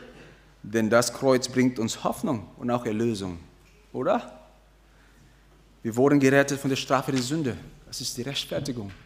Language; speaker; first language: German; non-native, fluent; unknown